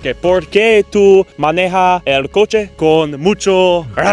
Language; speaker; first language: Spanish; non-native, learner; English